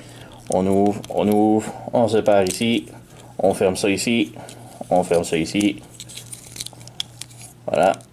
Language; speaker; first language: French; native; French